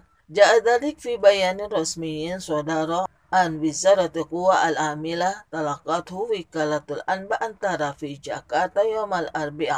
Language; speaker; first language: Arabic; non-native, fluent; Indonesian